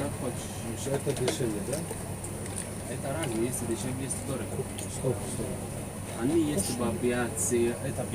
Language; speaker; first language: Russian; non-native, learner; Arabic